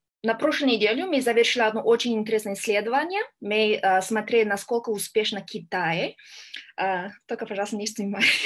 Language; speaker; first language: Russian; non-native, learner; Kyrgyz